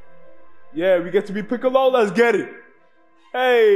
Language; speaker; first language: English; native; English